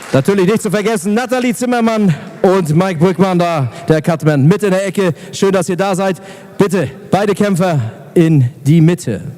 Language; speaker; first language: German; native; German